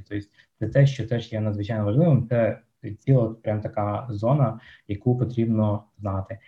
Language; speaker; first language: Ukrainian; non-native, local second language; Russian